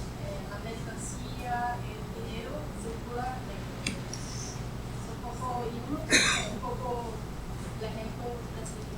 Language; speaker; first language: Spanish; non-native, learner; Portuguese